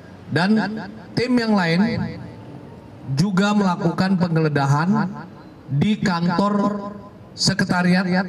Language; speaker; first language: Indonesian; native; Indonesian